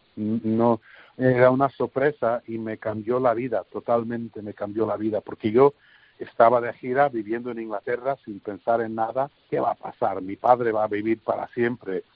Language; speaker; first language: Spanish; early bilingual, heritage; English